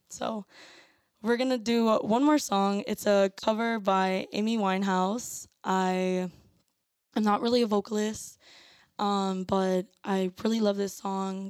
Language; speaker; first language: English; early bilingual, other home language; Spanish